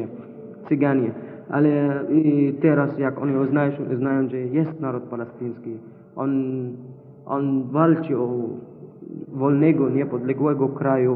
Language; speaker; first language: Polish; non-native, learner; Arabic